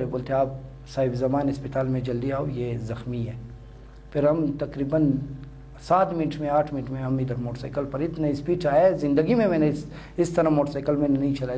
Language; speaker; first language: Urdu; non-native, local second language; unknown